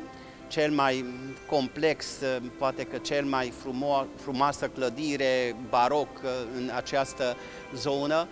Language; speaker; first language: Romanian; non-native, local second language; Hungarian